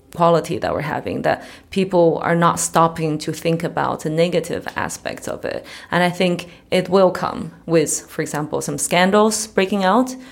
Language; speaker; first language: English; early bilingual, other home language; Chinese